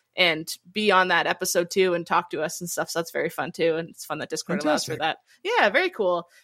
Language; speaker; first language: English; native; English